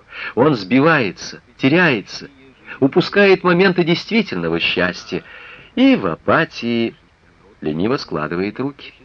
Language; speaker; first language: Russian; native; Russian